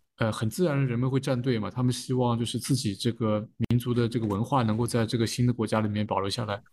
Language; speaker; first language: Chinese; native; Chinese